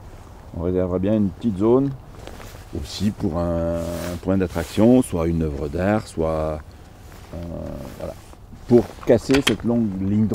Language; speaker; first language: French; native; French